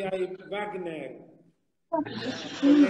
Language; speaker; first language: Portuguese; non-native, learner; Italian